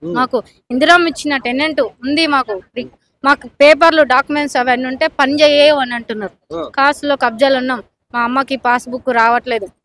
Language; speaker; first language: Telugu; native; Telugu